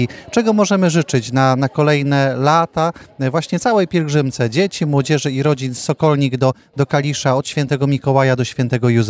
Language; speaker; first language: Polish; native; Polish